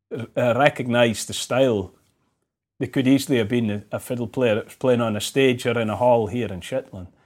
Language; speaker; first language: English; native; English